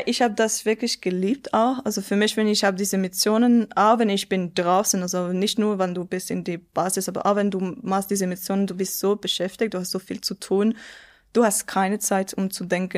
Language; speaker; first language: German; non-native, local second language; French